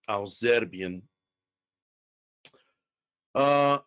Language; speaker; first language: German; non-native, fluent; Romany